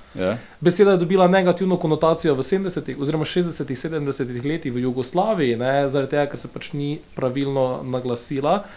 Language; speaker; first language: Slovenian; non-native, local second language; Albanian